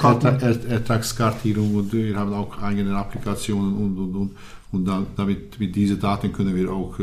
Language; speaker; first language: German; non-native, learner; Hungarian